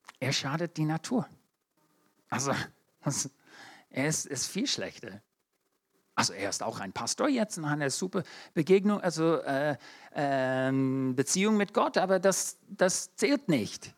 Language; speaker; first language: German; non-native, fluent; English